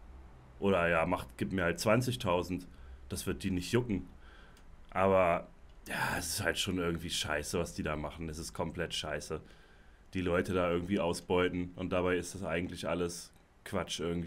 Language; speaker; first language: German; native; German